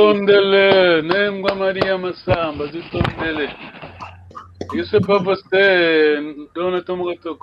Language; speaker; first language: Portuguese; non-native, local second language; Kongo